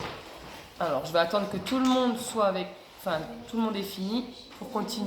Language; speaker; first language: French; native; French